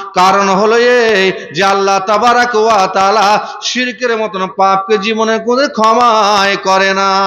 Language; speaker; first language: Bangla; non-native, fluent; Urdu